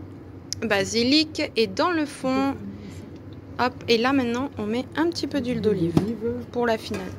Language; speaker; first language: French; native; French